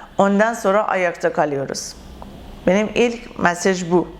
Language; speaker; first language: Turkish; non-native, learner; Persian